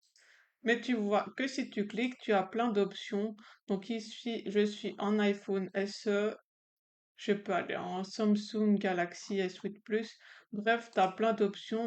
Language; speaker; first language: French; native; French